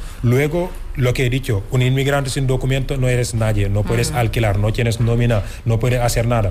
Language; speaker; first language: Spanish; non-native, fluent; Wolof